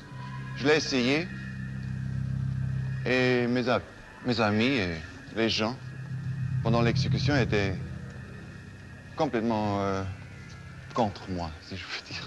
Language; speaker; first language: French; non-native, fluent; German